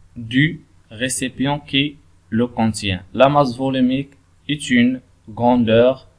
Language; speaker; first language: French; non-native, local second language; Arabic